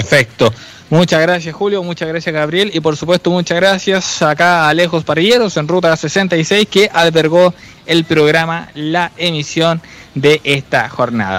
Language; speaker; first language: Spanish; native; Spanish